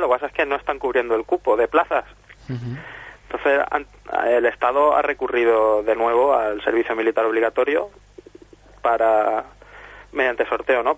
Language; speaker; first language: Spanish; native; Spanish